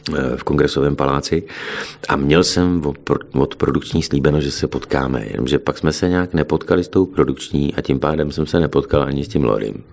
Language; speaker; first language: Czech; native; Czech